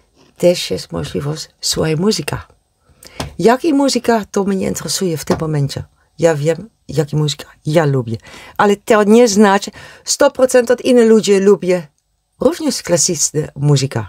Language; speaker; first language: Polish; non-native, learner; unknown